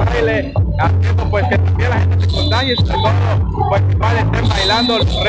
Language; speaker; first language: Spanish; native; Spanish